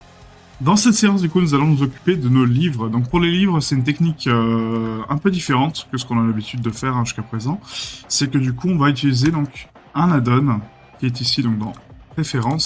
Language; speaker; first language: French; native; French